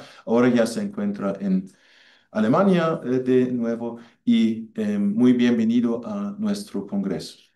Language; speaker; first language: Spanish; non-native, fluent; German